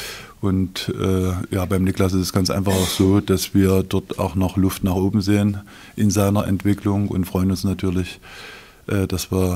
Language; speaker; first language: German; native; German